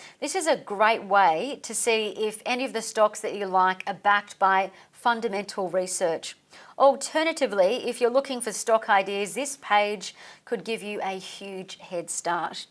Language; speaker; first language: English; native; English